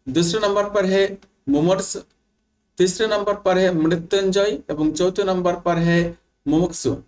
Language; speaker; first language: Hindi; non-native, local second language; Bangla